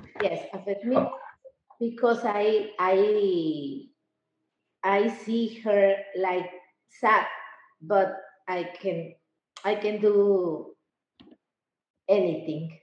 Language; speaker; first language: English; non-native, learner; Spanish